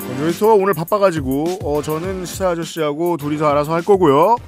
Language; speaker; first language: Korean; native; Korean